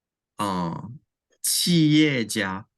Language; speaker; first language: Chinese; non-native, learner; English